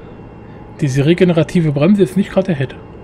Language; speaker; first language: German; native; German